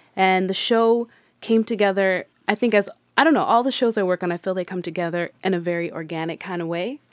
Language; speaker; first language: English; native; English